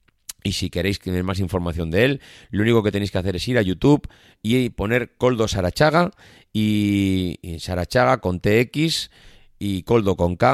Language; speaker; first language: Spanish; native; Spanish